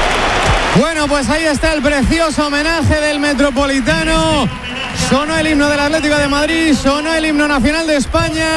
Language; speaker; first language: Spanish; native; Spanish